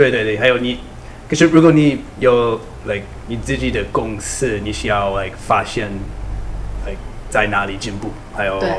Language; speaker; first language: Chinese; non-native, learner; English